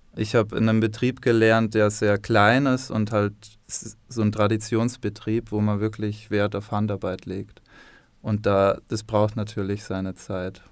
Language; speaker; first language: German; native; German